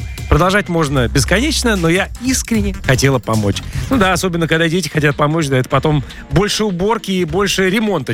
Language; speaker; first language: Russian; native; Russian